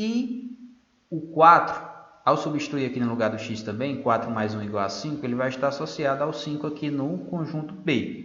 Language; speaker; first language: Portuguese; native; Portuguese